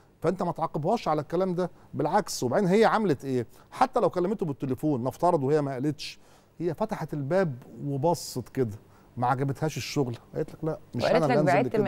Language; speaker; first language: Arabic; native; Arabic